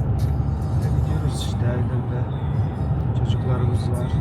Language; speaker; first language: Turkish; non-native, fluent; Mongolian